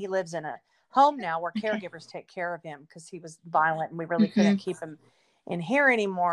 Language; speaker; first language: English; native; English